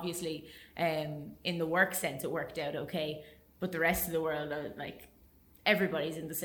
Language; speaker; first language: English; native; English